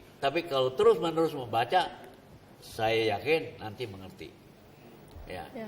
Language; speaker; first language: Indonesian; native; Indonesian